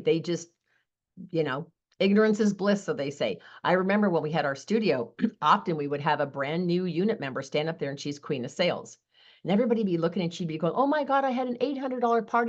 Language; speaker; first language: English; native; English